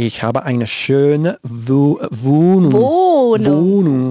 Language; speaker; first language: German; non-native, learner; Spanish